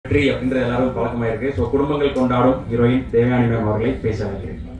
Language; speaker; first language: Tamil; native; Tamil